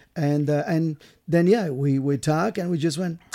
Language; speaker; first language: English; non-native, fluent; French